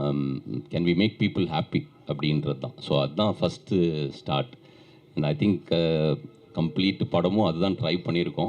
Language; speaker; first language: Tamil; native; Tamil